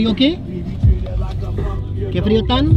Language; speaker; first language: Spanish; native; Spanish